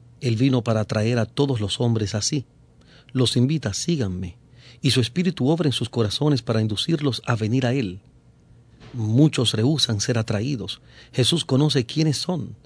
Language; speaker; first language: Spanish; native; Spanish